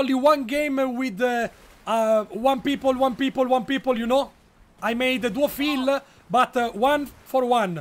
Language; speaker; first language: English; non-native, learner; Italian